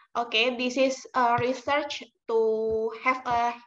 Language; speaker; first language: English; non-native, learner; Indonesian